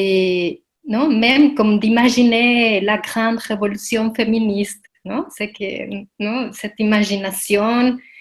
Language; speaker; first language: French; non-native, fluent; Spanish